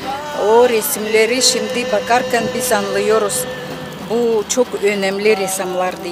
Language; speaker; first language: Turkish; non-native, learner; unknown